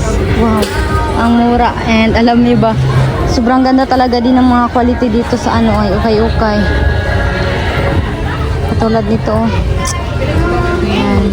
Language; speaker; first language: Filipino; non-native, local second language; Cebuano